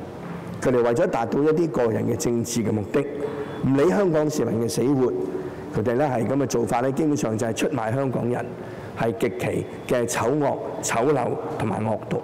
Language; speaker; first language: Chinese; non-native, local second language; Cantonese